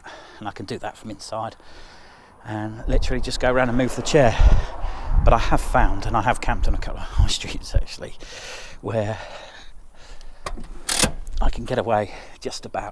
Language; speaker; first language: English; native; English